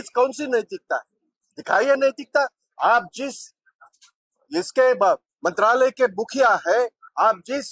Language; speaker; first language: Hindi; non-native, local second language; Marathi